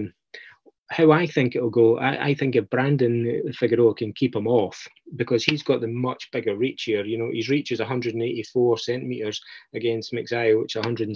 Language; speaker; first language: English; native; English